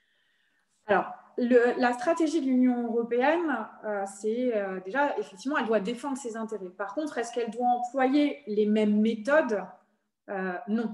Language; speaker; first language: French; native; French